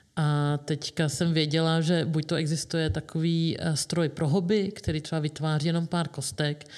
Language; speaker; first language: Czech; native; Czech